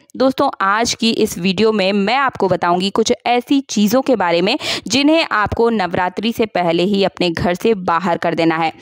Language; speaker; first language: Hindi; native; Hindi